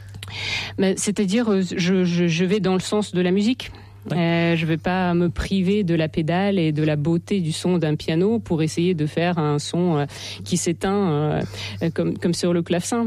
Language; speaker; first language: French; non-native, fluent; Russian